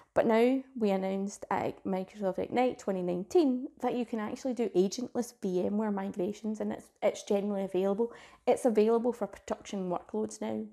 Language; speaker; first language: English; native; English